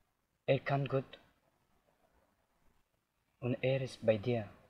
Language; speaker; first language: German; non-native, learner; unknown